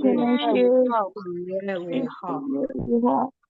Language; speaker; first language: Chinese; non-native, learner; Burmese